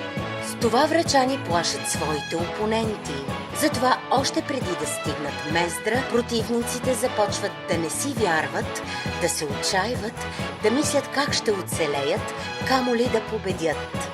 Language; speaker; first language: Bulgarian; native; Bulgarian